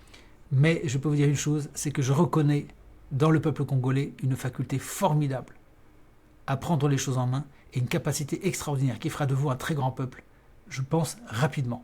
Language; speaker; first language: French; native; French